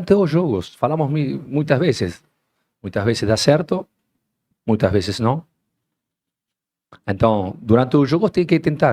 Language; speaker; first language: Portuguese; non-native, learner; Spanish